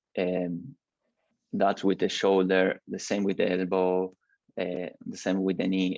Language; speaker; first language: English; non-native, learner; Spanish